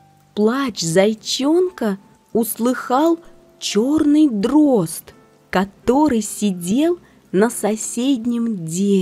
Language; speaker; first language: Russian; native; Russian